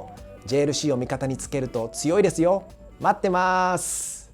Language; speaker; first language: Japanese; native; Japanese